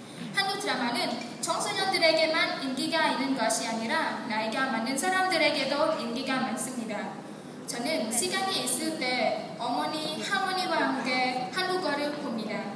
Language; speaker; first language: Korean; non-native, learner; Khmer